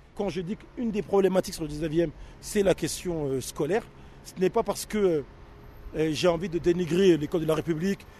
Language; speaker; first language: French; native; French